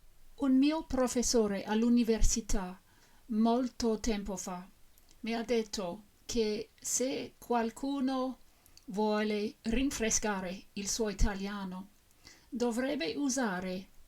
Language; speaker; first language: Italian; non-native, fluent; English